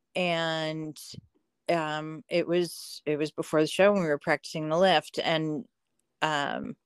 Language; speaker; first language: English; native; English